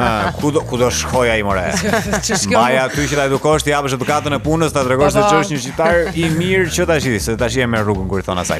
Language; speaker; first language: Albanian; native; Albanian